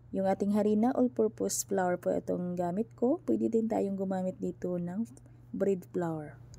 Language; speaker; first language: Filipino; non-native, local second language; Cebuano